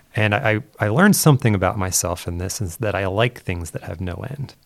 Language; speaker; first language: English; native; English